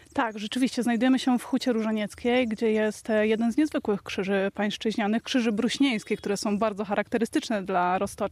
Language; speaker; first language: Polish; native; Polish